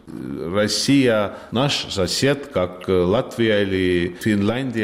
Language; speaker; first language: Russian; non-native, learner; Estonian